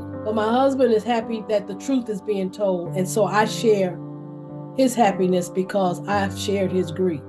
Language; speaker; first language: English; native; English